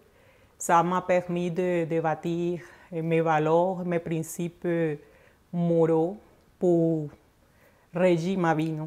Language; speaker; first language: French; non-native, fluent; Spanish